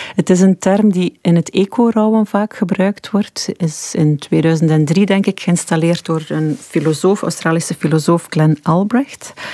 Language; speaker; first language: Dutch; native; Dutch